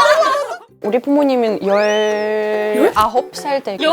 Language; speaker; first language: Korean; non-native, fluent; Russian